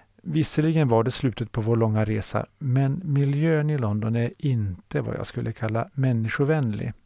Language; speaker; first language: Swedish; native; Swedish